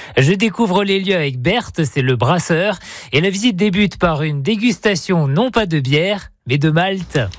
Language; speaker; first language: French; native; French